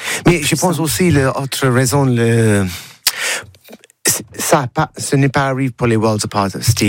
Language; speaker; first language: French; non-native, learner; English